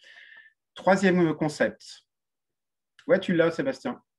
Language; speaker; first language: French; native; French